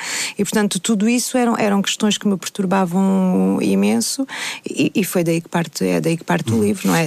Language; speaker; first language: Portuguese; native; Portuguese